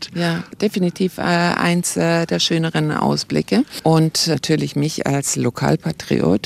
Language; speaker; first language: German; native; German